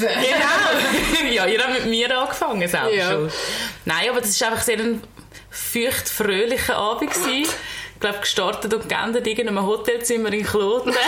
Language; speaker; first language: German; native; German